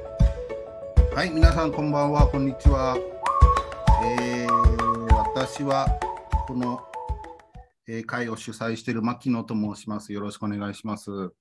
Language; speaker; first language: Japanese; native; Japanese